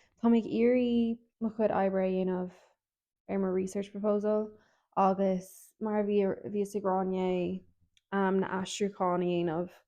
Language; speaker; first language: Irish; non-native, local second language; English